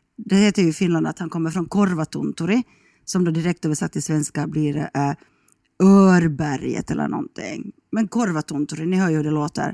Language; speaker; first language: Swedish; native; Swedish